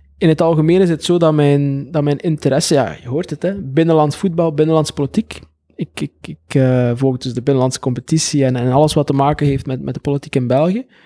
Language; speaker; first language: Dutch; native; Dutch